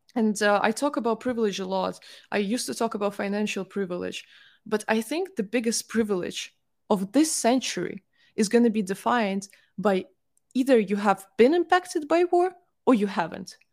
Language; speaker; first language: English; non-native, fluent; Russian